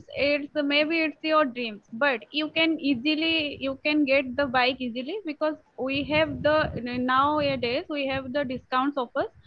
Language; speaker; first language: English; non-native, local second language; Odia